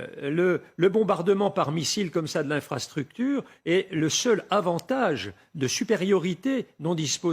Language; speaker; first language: French; native; French